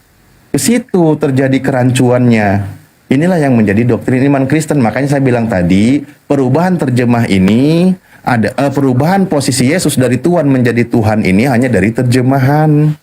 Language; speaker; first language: Indonesian; native; Indonesian